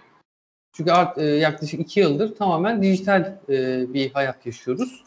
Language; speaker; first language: Turkish; native; Turkish